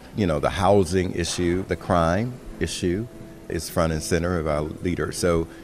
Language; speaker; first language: English; native; English